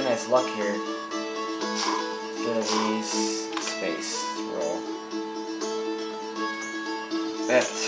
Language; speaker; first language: English; native; English